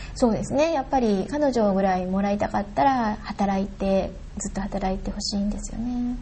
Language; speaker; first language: Japanese; native; Japanese